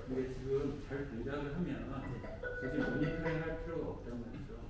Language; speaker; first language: Korean; native; Korean